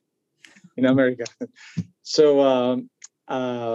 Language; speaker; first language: English; non-native, fluent; Spanish